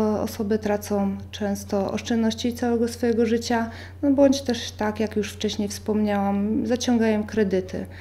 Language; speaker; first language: Polish; native; Polish